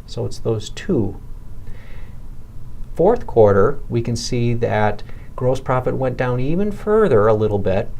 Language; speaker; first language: English; native; English